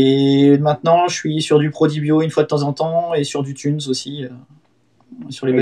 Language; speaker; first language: French; native; French